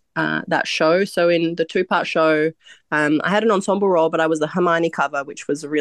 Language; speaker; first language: English; non-native, local second language; Croatian